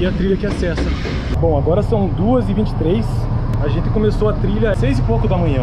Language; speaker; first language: Portuguese; native; Portuguese